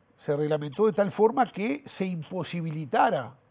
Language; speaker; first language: Spanish; native; Spanish